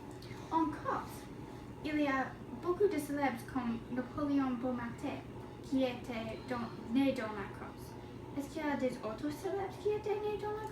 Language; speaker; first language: French; non-native, learner; English